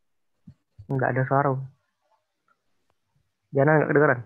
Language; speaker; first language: Indonesian; native; Indonesian